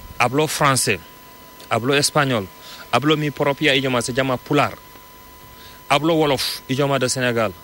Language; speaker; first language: Spanish; non-native, learner; Fula